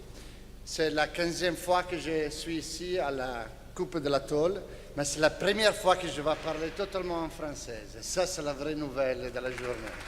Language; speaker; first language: French; non-native, fluent; Italian